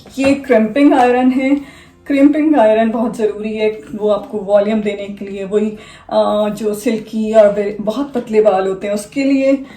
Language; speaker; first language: Urdu; native; Urdu